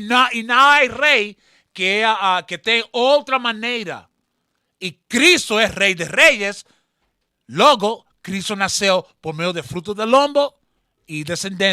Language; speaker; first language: Portuguese; non-native, learner; Spanish